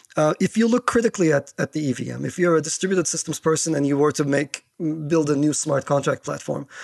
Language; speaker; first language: English; non-native, fluent; Turkish